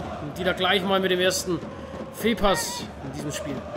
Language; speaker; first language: German; native; German